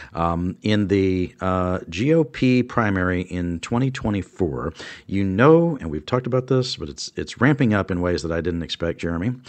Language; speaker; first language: English; native; English